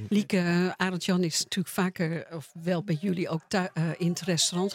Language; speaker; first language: Dutch; native; Dutch